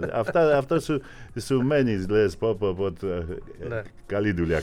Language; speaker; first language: Greek; non-native, fluent; Polish